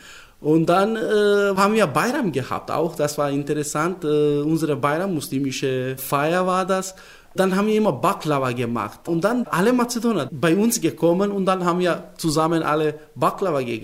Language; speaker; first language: German; non-native, learner; Macedonian